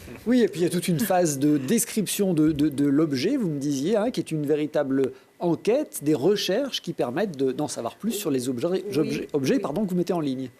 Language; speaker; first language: French; native; French